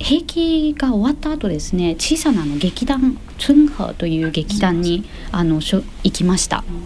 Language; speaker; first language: Japanese; native; Japanese